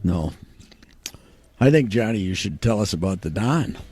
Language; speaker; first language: English; native; English